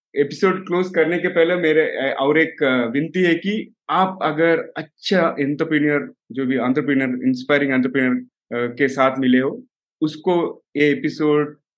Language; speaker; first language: Hindi; non-native, local second language; Telugu